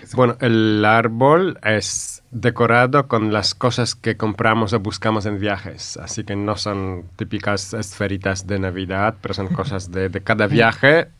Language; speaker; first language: Spanish; non-native, fluent; Polish